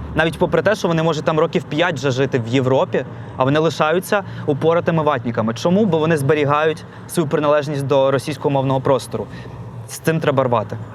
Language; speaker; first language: Ukrainian; non-native, local second language; Russian